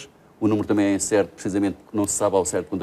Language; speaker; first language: Portuguese; native; Portuguese